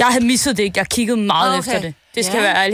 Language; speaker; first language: Danish; native; Danish